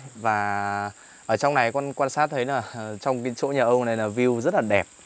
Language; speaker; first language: Vietnamese; native; Vietnamese